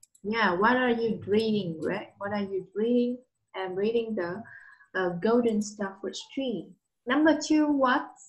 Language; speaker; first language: English; non-native, learner; Vietnamese